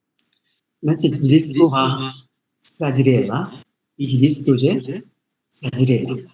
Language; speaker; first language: Russian; non-native, learner; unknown